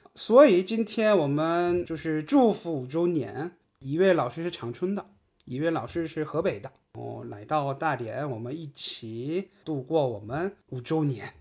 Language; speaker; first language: Chinese; non-native, fluent; Korean